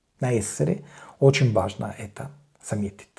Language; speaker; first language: Russian; non-native, learner; Italian